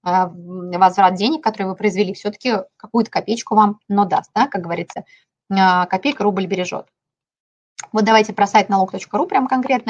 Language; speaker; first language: Russian; native; Russian